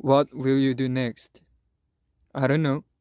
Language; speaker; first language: English; non-native, learner; Korean